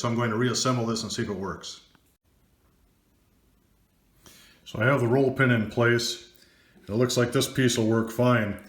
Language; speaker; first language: English; native; English